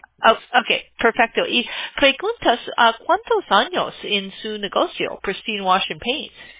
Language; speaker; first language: Spanish; non-native, learner; English